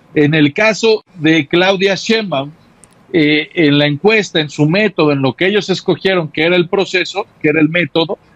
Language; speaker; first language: Spanish; native; Spanish